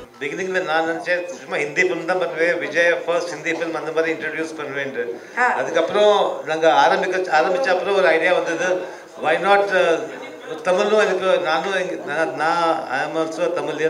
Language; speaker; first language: Tamil; early bilingual, heritage; Tamil